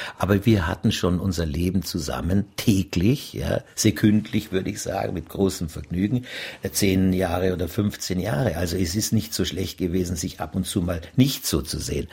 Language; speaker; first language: German; native; German